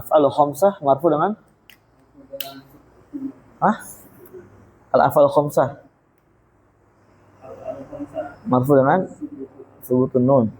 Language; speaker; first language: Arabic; non-native, fluent; Indonesian